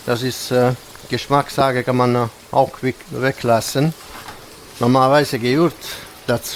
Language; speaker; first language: German; non-native, fluent; Italian